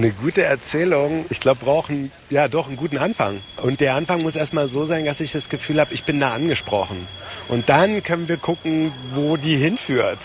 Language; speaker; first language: German; native; German